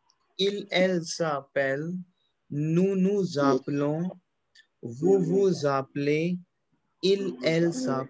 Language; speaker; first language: French; non-native, fluent; Hindi